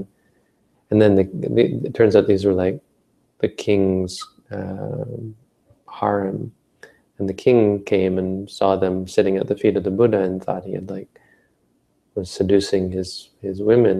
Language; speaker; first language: English; native; English